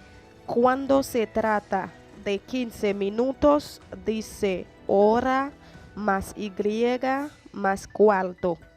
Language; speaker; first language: Spanish; non-native, fluent; Haitian Creole